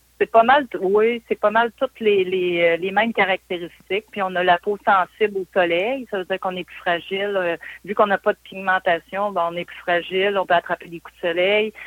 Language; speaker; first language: French; native; French